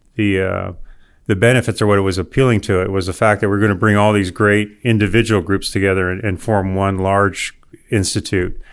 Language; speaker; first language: English; native; English